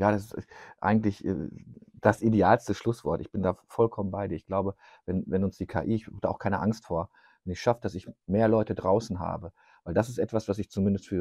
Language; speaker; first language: German; native; German